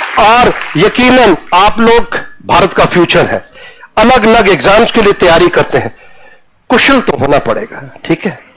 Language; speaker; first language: Hindi; non-native, local second language; Punjabi